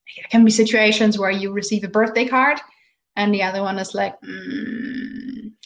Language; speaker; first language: English; non-native, fluent; German